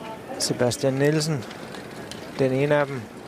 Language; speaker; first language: Danish; native; Danish